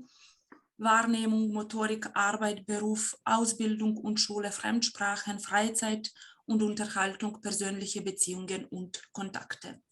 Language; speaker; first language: German; non-native, fluent; Serbian